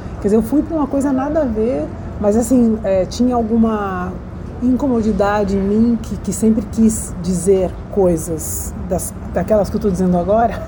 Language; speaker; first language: Portuguese; early bilingual, other home language; Spanish